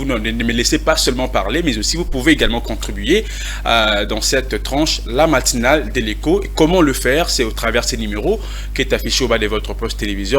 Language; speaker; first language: French; non-native, local second language; Lingala